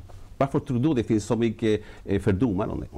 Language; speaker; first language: Swedish; non-native, fluent; Spanish